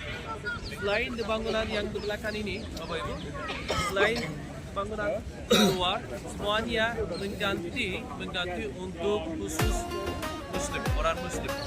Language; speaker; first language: Indonesian; non-native, fluent; Turkish